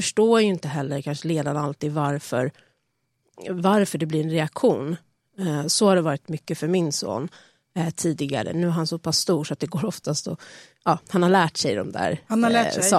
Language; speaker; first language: Swedish; native; Swedish